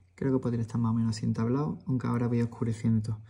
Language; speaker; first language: Spanish; native; Spanish